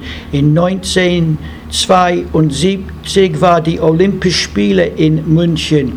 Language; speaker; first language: German; non-native, learner; English